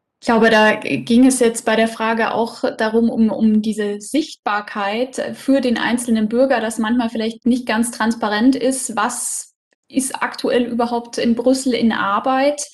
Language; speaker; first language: German; native; German